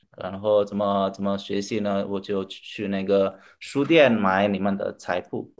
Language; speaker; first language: Chinese; non-native, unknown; Indonesian